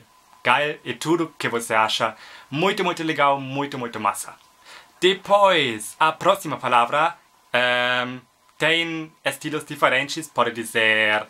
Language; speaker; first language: Portuguese; non-native, learner; German